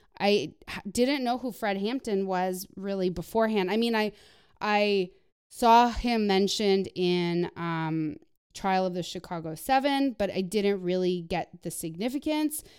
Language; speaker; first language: English; non-native, fluent; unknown